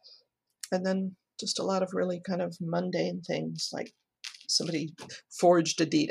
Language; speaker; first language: English; native; English